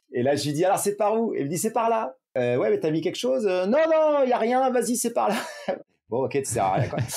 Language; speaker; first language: French; native; French